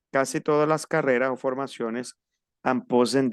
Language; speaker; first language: French; non-native, fluent; Spanish